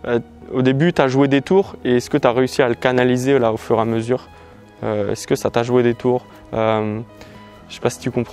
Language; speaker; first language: French; native; French